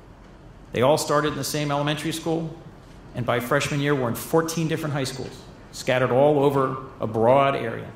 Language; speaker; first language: English; native; English